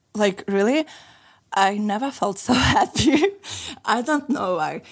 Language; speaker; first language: English; non-native, fluent; Lithuanian